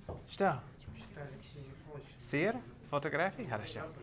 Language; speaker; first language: Russian; non-native, learner; English